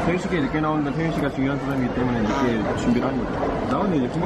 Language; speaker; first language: Korean; native; Korean